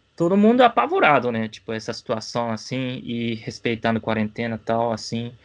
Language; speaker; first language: Portuguese; non-native, fluent; Japanese